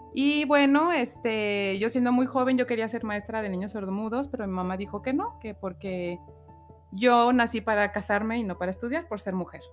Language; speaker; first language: Spanish; native; Spanish